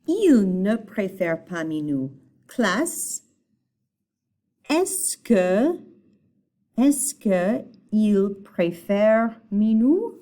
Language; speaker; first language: French; non-native, fluent; English